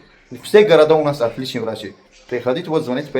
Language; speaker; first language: Russian; non-native, learner; Tajik